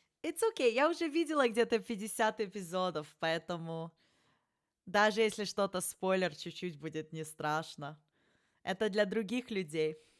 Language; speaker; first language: Russian; early bilingual, heritage; Russian